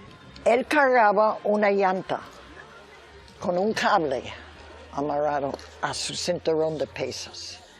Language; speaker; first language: Spanish; early bilingual, other home language; English